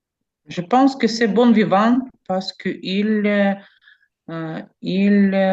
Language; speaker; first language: French; non-native, learner; Ukrainian